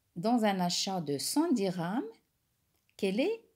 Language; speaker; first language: French; non-native, local second language; Arabic